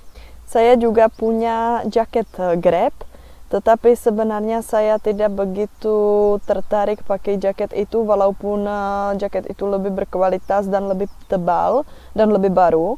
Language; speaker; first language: Indonesian; non-native, fluent; Czech